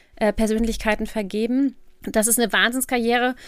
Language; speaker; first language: German; native; German